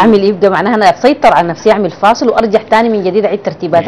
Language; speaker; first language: Arabic; native; Arabic